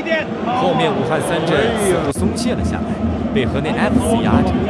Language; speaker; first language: Chinese; native; Chinese